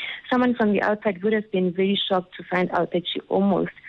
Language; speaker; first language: English; non-native, local second language; Xhosa